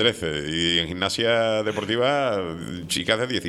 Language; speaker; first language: Spanish; native; Spanish